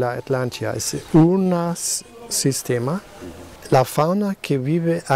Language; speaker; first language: Spanish; non-native, learner; German